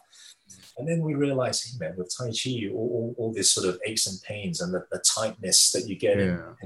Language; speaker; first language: English; native; English